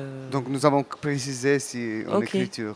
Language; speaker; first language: French; non-native, learner; Russian